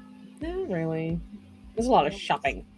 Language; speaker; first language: English; native; English